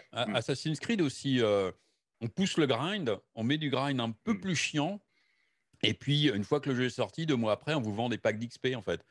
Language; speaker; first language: French; native; French